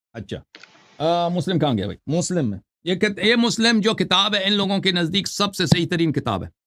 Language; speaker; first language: Urdu; non-native, fluent; Persian